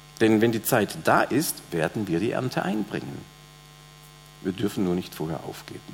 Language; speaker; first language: German; native; German